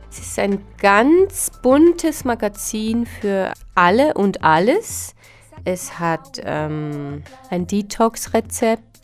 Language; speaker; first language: German; early bilingual, other home language; Slovak